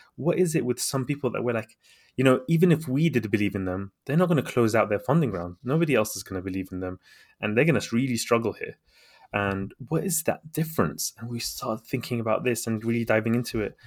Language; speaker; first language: English; native; English